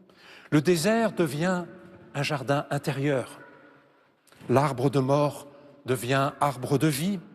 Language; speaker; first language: French; native; French